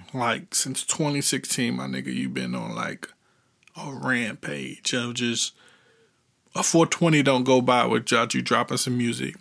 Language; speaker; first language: English; native; English